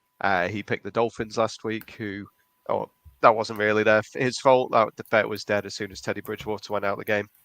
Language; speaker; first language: English; native; English